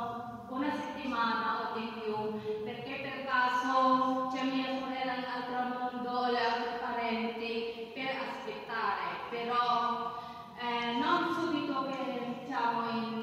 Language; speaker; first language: Italian; non-native, learner; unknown